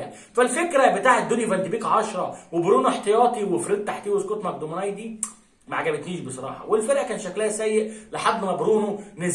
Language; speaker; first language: Arabic; native; Arabic